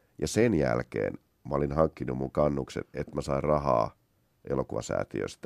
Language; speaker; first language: Finnish; native; Finnish